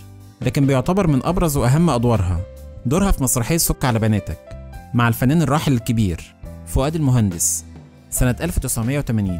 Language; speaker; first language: Arabic; native; Arabic